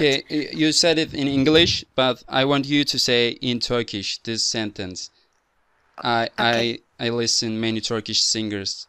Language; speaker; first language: English; non-native, fluent; Turkish